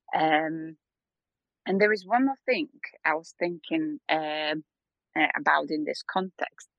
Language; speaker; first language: English; non-native, fluent; Polish